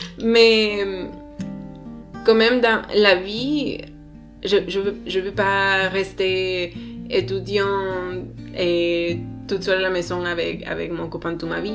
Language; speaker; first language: French; non-native, learner; Spanish